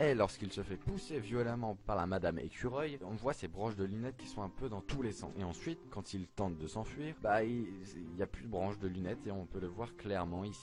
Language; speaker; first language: French; native; French